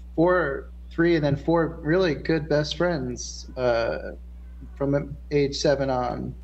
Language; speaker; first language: English; native; English